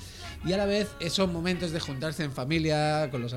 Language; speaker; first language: Spanish; native; Spanish